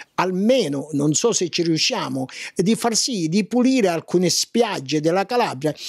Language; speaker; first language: Italian; native; Italian